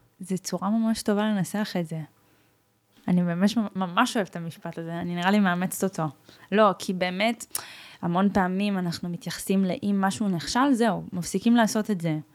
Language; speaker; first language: Hebrew; early bilingual, other home language; Russian